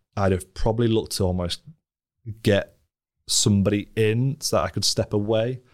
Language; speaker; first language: English; native; English